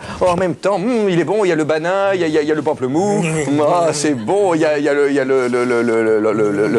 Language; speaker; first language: French; native; French